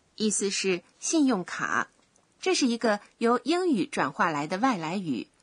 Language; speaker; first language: Chinese; native; Chinese